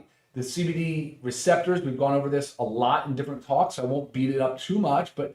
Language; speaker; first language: English; native; English